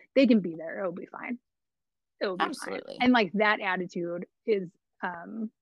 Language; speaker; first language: English; native; English